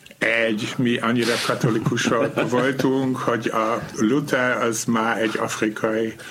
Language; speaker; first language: Hungarian; non-native, fluent; German